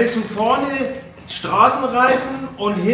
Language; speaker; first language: German; native; German